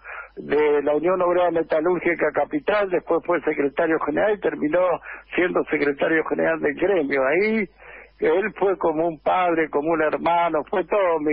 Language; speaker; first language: Spanish; native; Spanish